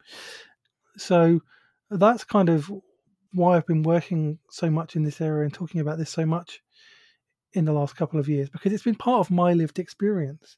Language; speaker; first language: English; native; English